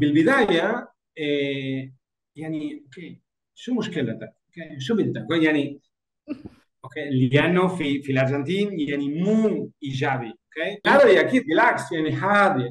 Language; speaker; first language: Arabic; non-native, learner; Spanish